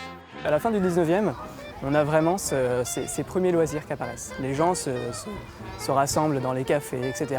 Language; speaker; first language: French; native; French